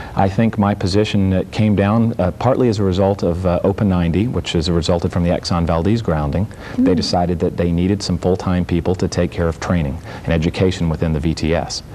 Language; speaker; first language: English; native; English